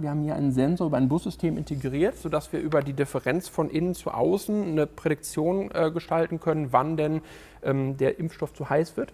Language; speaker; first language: German; native; German